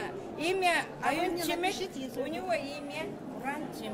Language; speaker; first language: Russian; non-native, learner; Mongolian